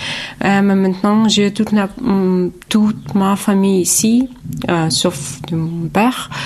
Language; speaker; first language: French; non-native, fluent; Ukrainian